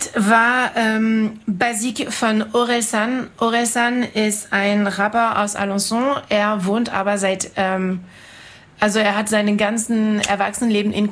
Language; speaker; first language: German; non-native, fluent; French